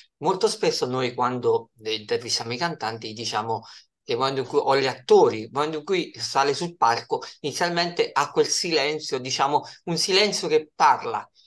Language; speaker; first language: Italian; native; Italian